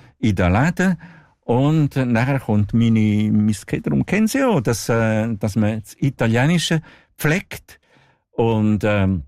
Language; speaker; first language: German; non-native, local second language; Italian